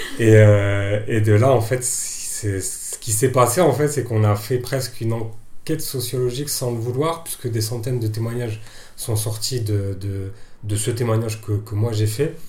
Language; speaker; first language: French; native; French